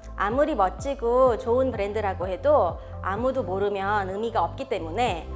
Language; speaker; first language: Korean; early bilingual, heritage; Korean